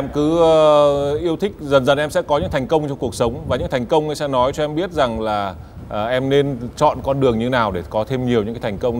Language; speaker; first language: Vietnamese; native; Vietnamese